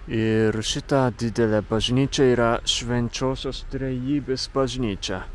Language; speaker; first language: Lithuanian; non-native, fluent; Japanese